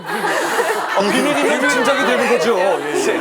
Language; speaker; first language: Korean; native; Korean